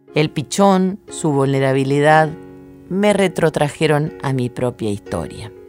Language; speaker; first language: Spanish; native; Spanish